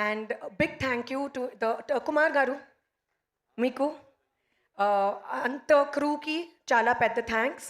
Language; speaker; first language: Telugu; non-native, learner; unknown